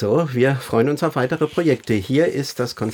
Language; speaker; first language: German; native; German